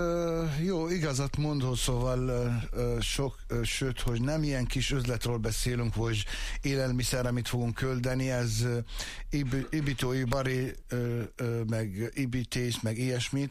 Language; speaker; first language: Hungarian; non-native, fluent; Arabic